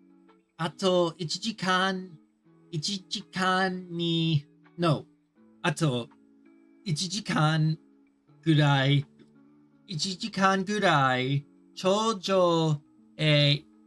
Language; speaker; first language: Japanese; non-native, learner; English